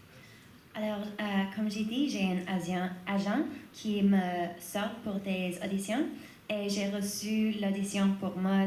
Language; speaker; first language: French; non-native, learner; English